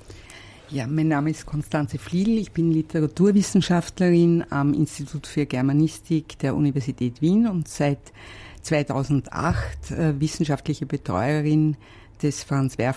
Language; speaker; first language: German; native; German